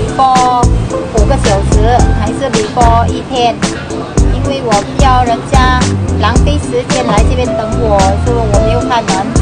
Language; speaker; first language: Chinese; non-native, fluent; Vietnamese